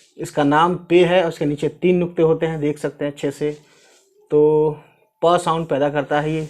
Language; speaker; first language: Hindi; native; Hindi